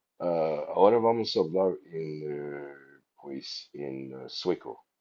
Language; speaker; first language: Spanish; non-native, fluent; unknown